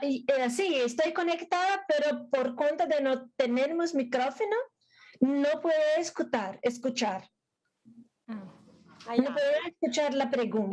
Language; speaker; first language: Spanish; non-native, fluent; Portuguese